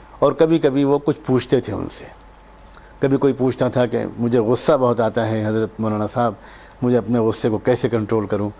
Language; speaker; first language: Urdu; native; Urdu